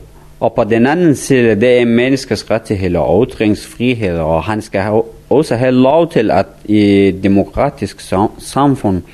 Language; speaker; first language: Danish; non-native, learner; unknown